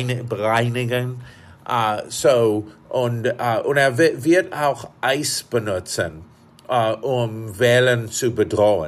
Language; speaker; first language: German; non-native, fluent; English